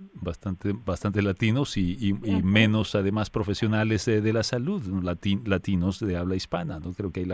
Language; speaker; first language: Spanish; native; Spanish